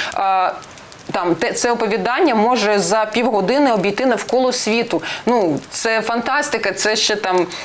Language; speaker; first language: Ukrainian; non-native, local second language; Russian